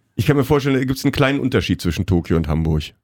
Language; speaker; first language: German; native; German